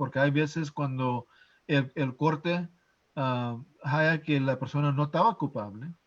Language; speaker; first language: Spanish; non-native, fluent; English